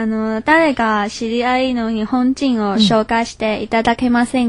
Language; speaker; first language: Japanese; non-native, learner; Chinese